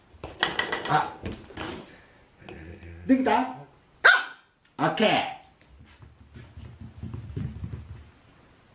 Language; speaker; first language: Japanese; native; Japanese